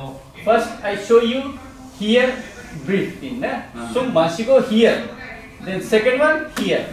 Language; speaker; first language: English; non-native, learner; Hindi